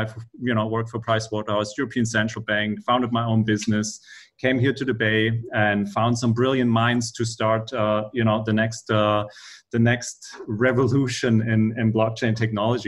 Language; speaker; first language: English; non-native, fluent; German